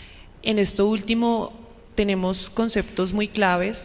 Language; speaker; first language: Spanish; native; Spanish